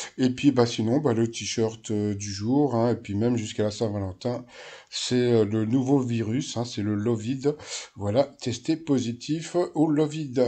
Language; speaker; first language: French; native; French